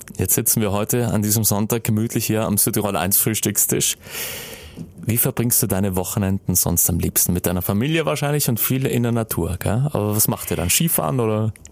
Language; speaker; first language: German; native; German